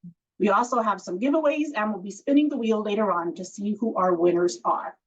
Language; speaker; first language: English; native; English